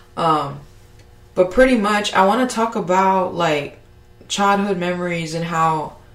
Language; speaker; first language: English; early bilingual, other home language; Spanish